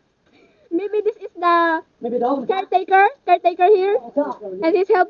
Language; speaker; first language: English; non-native, local second language; Filipino